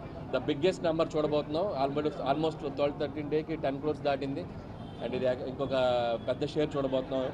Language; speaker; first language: Telugu; native; Telugu